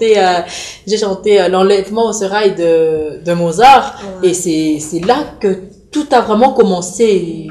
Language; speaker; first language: French; non-native, local second language; Lingala